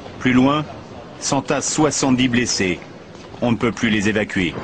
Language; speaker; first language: French; native; French